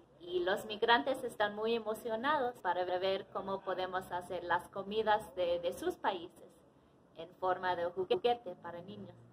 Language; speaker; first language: Spanish; non-native, fluent; English